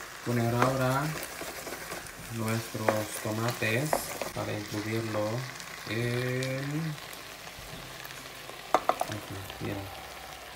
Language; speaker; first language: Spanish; non-native, fluent; Filipino